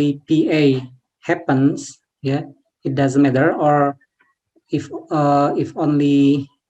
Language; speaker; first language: English; non-native, learner; Indonesian